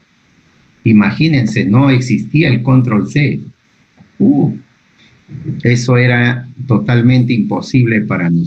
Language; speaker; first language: Spanish; native; Spanish